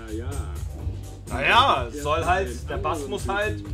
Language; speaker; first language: German; native; German